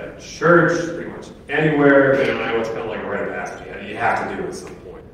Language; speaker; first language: English; native; English